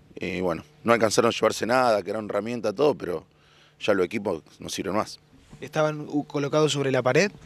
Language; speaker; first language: Spanish; native; Spanish